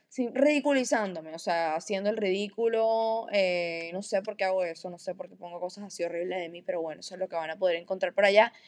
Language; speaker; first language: Spanish; native; Spanish